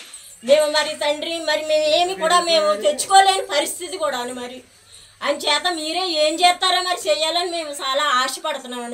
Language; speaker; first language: Telugu; native; Telugu